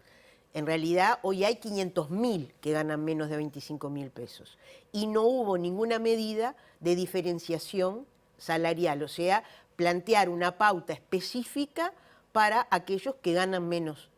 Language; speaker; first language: Spanish; native; Spanish